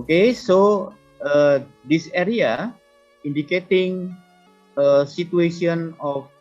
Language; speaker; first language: English; non-native, fluent; Indonesian